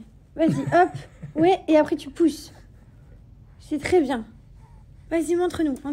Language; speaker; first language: French; native; French